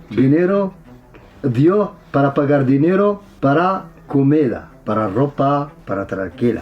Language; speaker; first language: Spanish; non-native, learner; Arabic